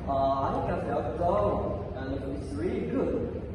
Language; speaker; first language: English; non-native, learner; Indonesian